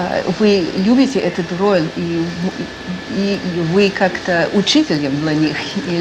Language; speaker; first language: Russian; non-native, fluent; English